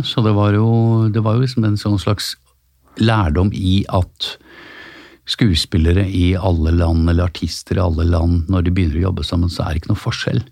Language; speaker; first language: Norwegian; native; Norwegian